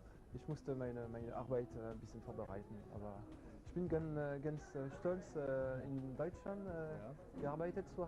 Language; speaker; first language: German; non-native, learner; French